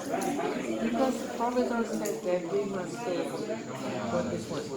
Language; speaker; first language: English; non-native, learner; Indonesian